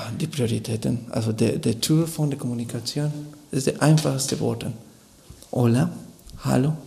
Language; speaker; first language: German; non-native, fluent; Spanish